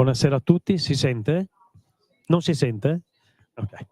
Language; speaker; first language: Italian; native; Italian